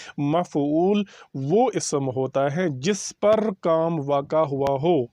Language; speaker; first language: Urdu; non-native, local second language; Kashmiri